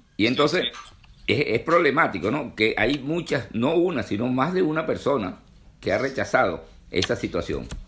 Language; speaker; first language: Spanish; native; Spanish